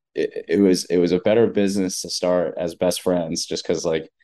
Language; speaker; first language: English; native; English